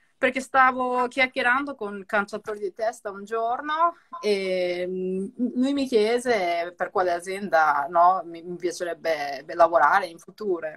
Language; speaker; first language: Italian; non-native, fluent; Japanese